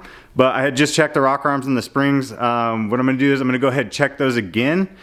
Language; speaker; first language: English; native; English